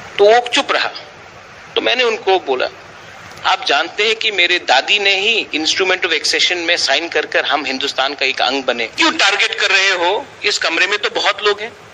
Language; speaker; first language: Hindi; non-native, local second language; Kok Borok